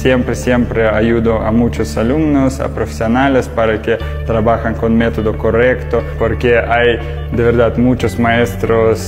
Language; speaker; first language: Spanish; non-native, learner; Russian